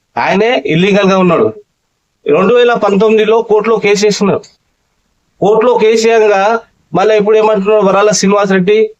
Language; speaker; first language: Telugu; non-native, local second language; Lambadi